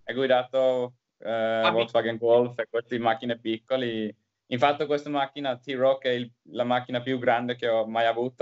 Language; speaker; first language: Italian; non-native, learner; Finnish